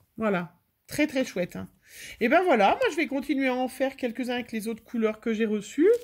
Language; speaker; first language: French; native; French